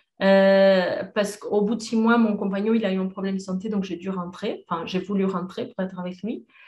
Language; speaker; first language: French; non-native, fluent; Portuguese